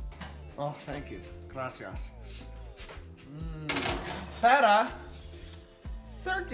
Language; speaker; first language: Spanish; non-native, learner; English